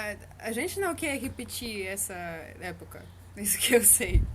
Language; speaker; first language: Portuguese; non-native, learner; Russian